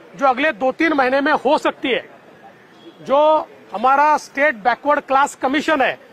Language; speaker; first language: Hindi; non-native, local second language; Marathi